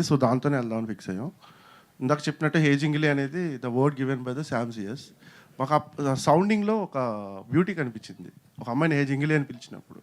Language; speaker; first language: Telugu; native; Telugu